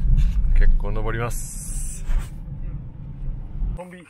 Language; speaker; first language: Japanese; non-native, fluent; English